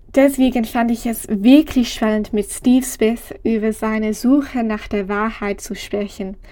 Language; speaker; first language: German; non-native, fluent; English